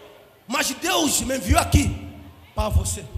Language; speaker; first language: Portuguese; non-native, learner; Lingala